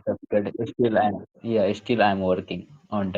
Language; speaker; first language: English; non-native, local second language; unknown